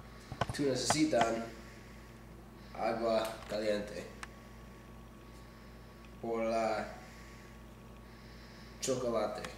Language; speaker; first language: Spanish; non-native, learner; English